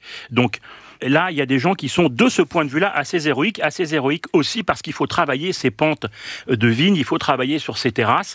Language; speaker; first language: French; native; French